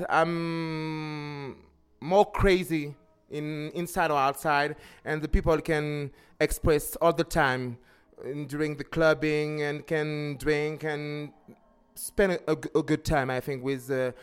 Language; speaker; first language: English; non-native, learner; French